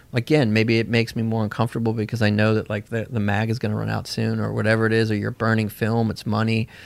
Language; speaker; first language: English; native; English